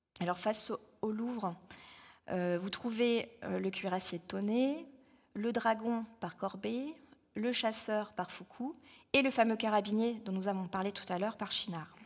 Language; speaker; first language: French; native; French